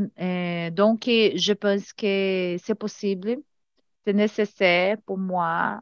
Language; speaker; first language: French; non-native, learner; Portuguese